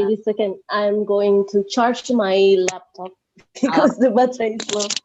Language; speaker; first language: English; non-native, learner; Indonesian